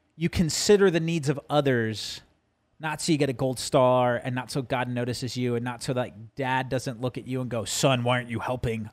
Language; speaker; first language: English; native; English